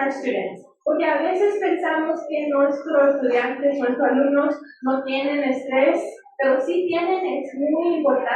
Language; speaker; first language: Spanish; early bilingual, heritage; English